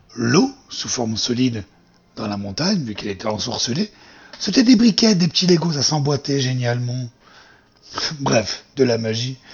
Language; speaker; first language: French; native; French